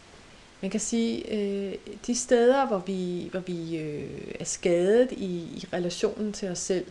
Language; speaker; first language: Danish; native; Danish